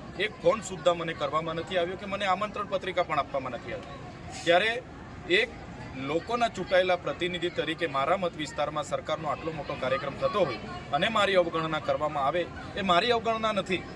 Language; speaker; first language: Gujarati; non-native, local second language; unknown